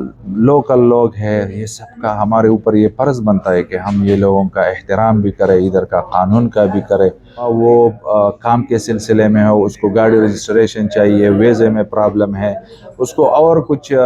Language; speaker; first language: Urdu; non-native, local second language; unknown